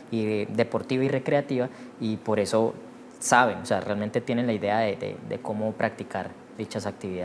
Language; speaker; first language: Spanish; native; Spanish